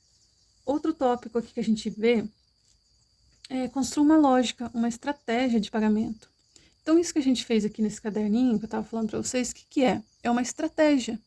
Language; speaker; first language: Portuguese; native; Portuguese